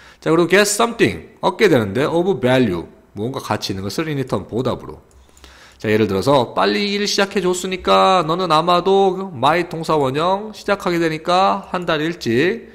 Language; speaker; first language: Korean; native; Korean